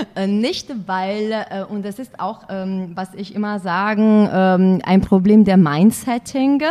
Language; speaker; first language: German; non-native, fluent; Italian